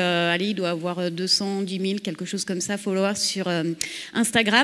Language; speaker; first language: French; native; French